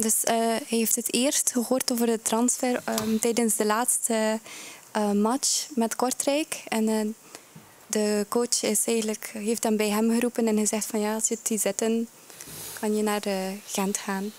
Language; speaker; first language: Dutch; early bilingual, other home language; Japanese